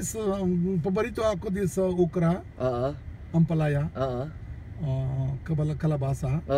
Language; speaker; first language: Filipino; non-native, learner; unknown